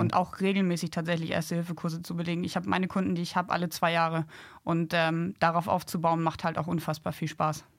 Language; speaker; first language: German; native; German